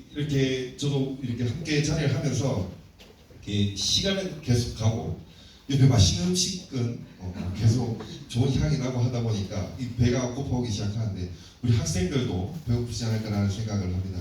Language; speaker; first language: Korean; native; Korean